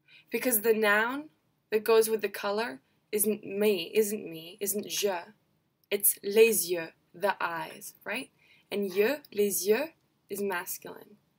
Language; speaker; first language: English; native; English